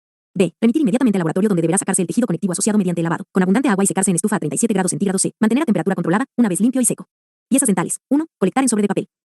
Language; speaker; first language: Spanish; native; Spanish